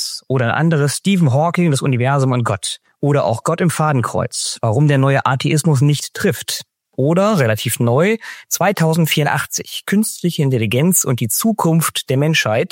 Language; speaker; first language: German; native; German